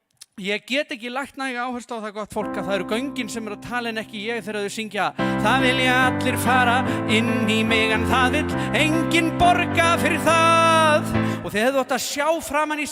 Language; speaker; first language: Icelandic; native; Icelandic